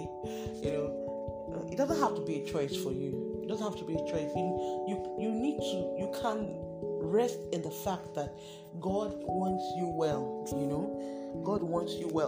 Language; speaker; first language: English; non-native, local second language; Igbo